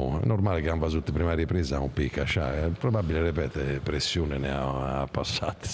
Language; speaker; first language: Romanian; non-native, fluent; Italian